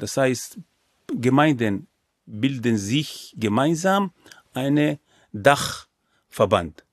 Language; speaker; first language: German; non-native, fluent; Hebrew